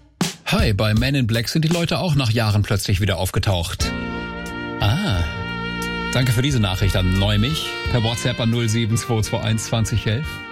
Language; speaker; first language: German; native; German